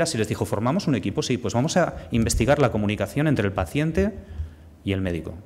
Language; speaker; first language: Spanish; native; Spanish